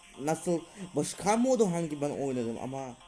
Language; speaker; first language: Turkish; non-native, learner; Russian